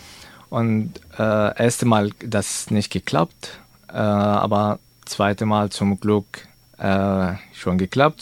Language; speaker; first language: German; non-native, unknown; Arabic